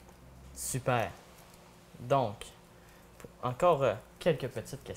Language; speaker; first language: French; native; French